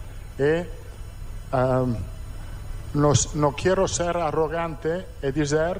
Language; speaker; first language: Portuguese; non-native, fluent; Italian